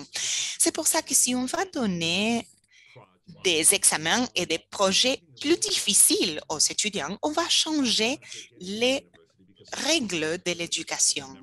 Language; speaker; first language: French; non-native, fluent; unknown